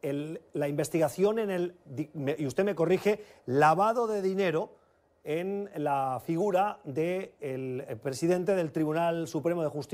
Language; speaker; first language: Spanish; native; Spanish